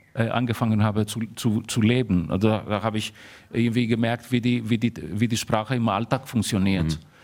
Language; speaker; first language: German; early bilingual, heritage; German